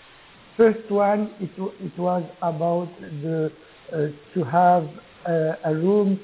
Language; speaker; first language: English; non-native, learner; Arabic